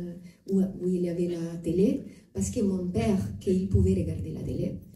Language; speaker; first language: French; non-native, fluent; Italian